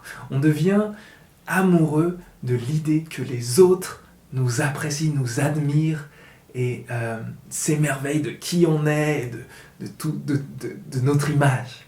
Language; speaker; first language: French; native; French